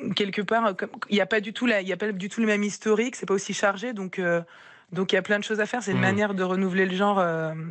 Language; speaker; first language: French; native; French